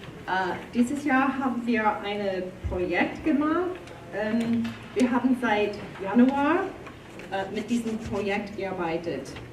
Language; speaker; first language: German; non-native, fluent; English